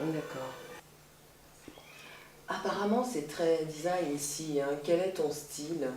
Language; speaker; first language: French; native; French